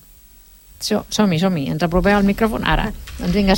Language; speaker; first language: Catalan; native; Catalan